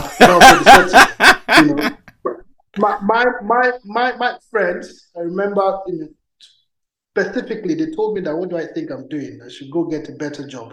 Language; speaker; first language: English; non-native, local second language; Yoruba